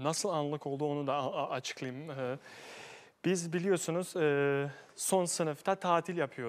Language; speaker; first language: Turkish; non-native, fluent; Bosnian